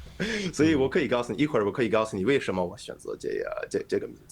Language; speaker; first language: Chinese; non-native, learner; English